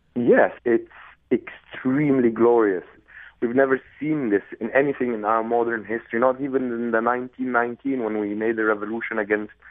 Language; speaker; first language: English; non-native, fluent; Arabic